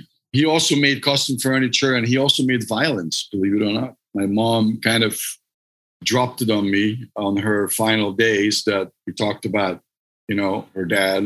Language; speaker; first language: English; non-native, fluent; Hungarian